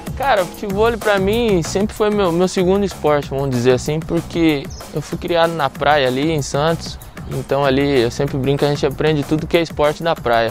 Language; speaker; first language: Portuguese; early bilingual, other home language; Spanish